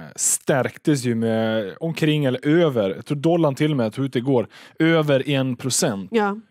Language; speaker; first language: Swedish; native; Swedish